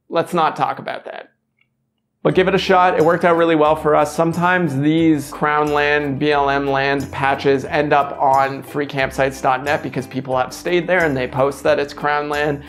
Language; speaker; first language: English; native; English